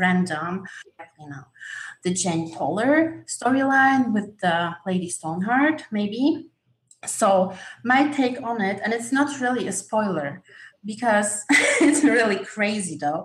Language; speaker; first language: English; non-native, learner; Polish